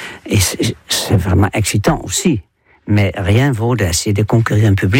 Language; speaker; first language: French; non-native, fluent; Dutch